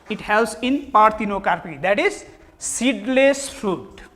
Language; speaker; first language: English; non-native, local second language; Nepali